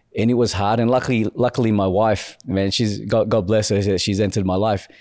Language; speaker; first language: English; native; English